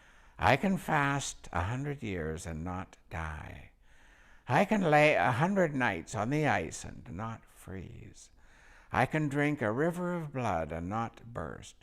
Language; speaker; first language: English; native; English